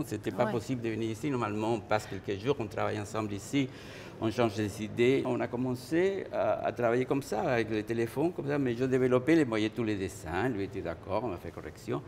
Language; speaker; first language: French; non-native, fluent; Spanish